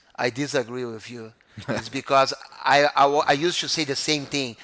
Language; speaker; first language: English; non-native, fluent; Portuguese